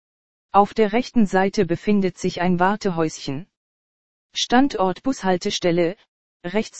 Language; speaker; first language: German; native; German